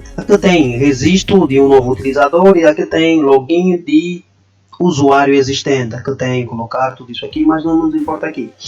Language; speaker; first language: Portuguese; native; Portuguese